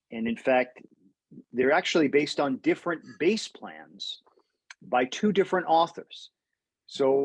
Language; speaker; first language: English; native; English